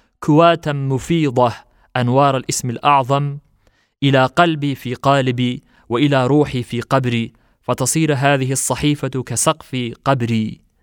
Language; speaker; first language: Arabic; non-native, fluent; Turkish